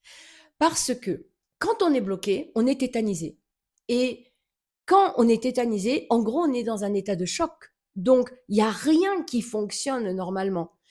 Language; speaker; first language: French; native; French